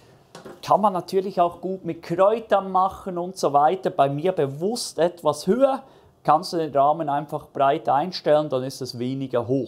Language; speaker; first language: German; native; German